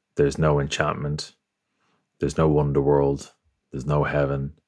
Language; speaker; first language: English; native; English